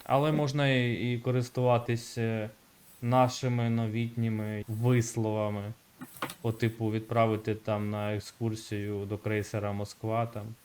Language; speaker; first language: Ukrainian; native; Ukrainian